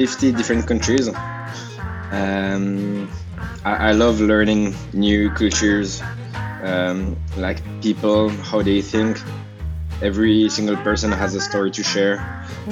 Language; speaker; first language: English; non-native, fluent; French